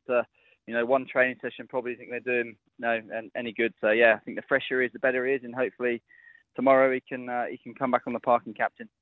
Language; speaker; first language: English; native; English